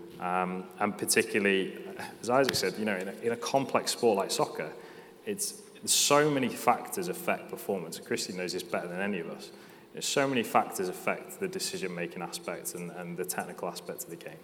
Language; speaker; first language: English; native; English